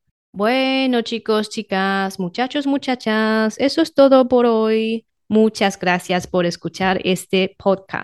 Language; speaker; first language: Spanish; non-native, fluent; Chinese